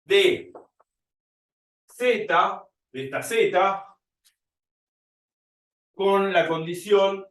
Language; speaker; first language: Spanish; native; Spanish